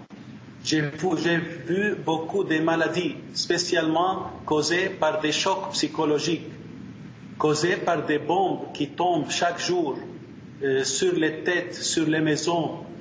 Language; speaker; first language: French; non-native, learner; Arabic